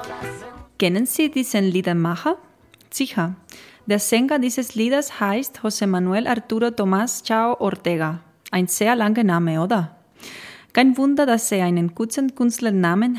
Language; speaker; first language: German; non-native, fluent; Spanish